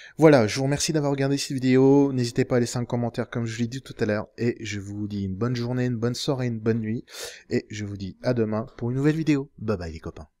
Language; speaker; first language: French; native; French